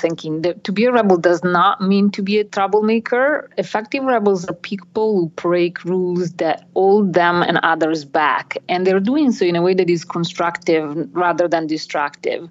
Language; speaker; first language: English; non-native, fluent; Italian